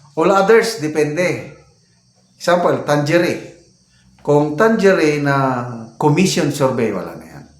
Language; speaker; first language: Filipino; non-native, local second language; Cebuano